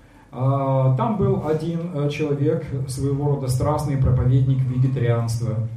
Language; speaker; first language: Russian; native; Russian